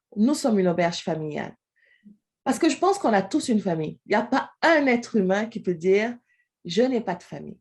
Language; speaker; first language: French; non-native, local second language; Wolof